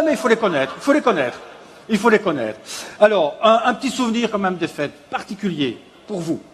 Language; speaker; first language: French; native; French